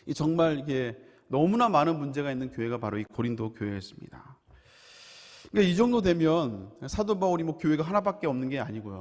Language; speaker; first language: Korean; native; Korean